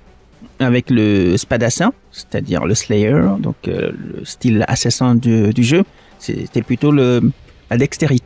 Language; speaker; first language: French; native; French